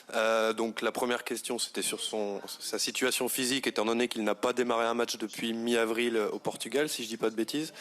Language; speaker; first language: French; native; French